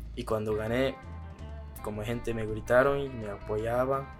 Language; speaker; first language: Spanish; non-native, learner; Japanese